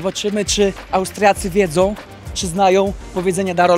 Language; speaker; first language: Polish; native; Polish